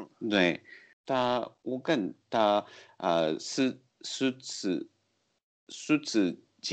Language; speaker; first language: Chinese; non-native, learner; Japanese